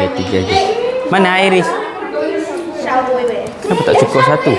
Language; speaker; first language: Malay; native; Malay